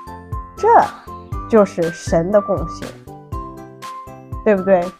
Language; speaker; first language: Chinese; native; Chinese